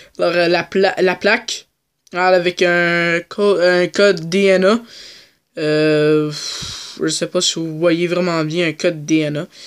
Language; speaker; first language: French; native; French